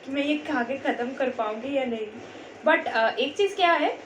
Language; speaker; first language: Hindi; non-native, local second language; Bangla